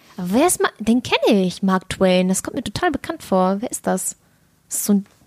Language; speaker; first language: German; early bilingual, other home language; Russian